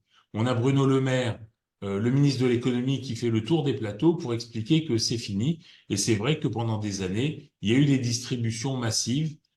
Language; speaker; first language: French; native; French